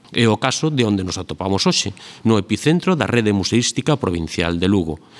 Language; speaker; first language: Galician; native; Galician